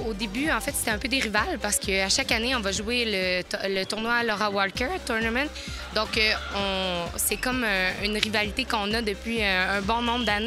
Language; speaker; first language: French; native; French